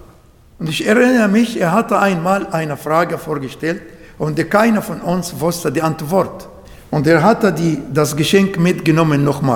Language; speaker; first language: German; non-native, learner; Arabic